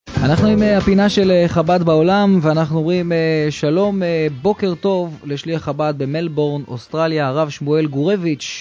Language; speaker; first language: Hebrew; native; Hebrew